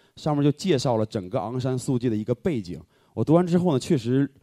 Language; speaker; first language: Chinese; native; Chinese